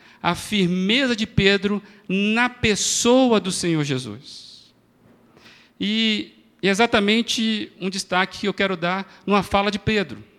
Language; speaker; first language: Portuguese; native; Portuguese